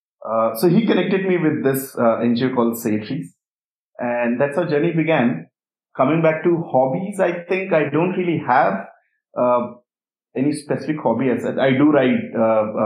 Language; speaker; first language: English; non-native, local second language; Hindi